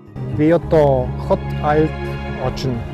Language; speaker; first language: Mongolian; non-native, learner; Czech